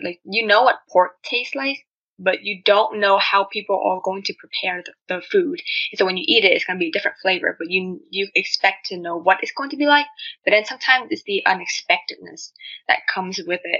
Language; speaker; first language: English; non-native, fluent; Vietnamese